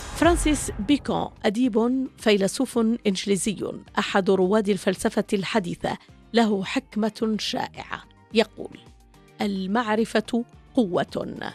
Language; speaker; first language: Arabic; native; Arabic